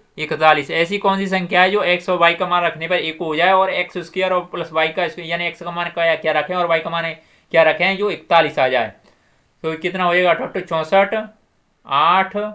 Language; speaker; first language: Hindi; native; Hindi